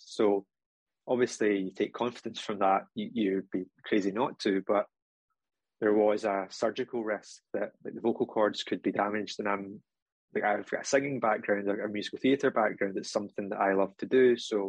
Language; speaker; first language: English; native; English